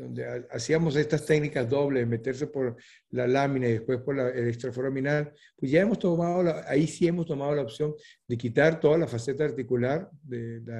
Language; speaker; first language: Spanish; native; Spanish